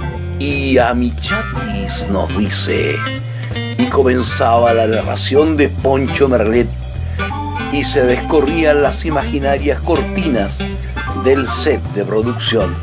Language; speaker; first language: Spanish; native; Spanish